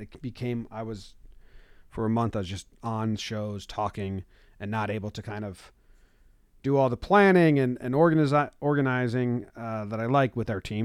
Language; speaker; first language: English; native; English